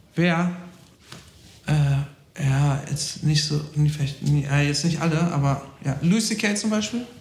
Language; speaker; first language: English; early bilingual, other home language; Persian